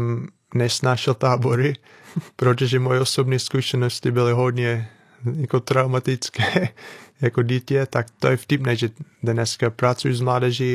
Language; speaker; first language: Czech; non-native, fluent; English